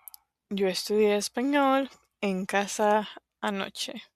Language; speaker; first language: Spanish; non-native, fluent; English